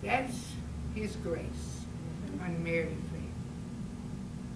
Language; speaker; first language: English; native; English